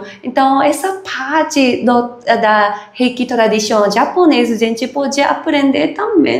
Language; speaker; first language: Portuguese; non-native, learner; Japanese